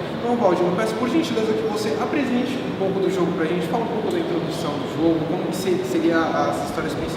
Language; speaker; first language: Portuguese; native; Portuguese